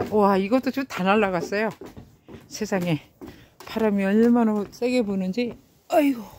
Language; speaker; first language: Korean; native; Korean